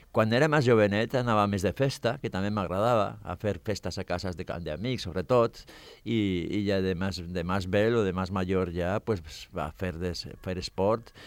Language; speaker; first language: Catalan; non-native, fluent; Basque